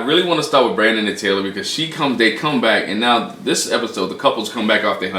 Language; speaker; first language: English; native; English